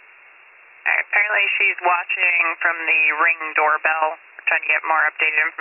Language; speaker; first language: English; native; English